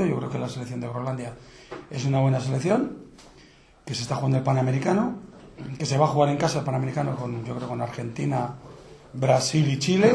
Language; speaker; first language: Spanish; native; Spanish